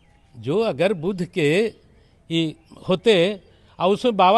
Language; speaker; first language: Hindi; native; Hindi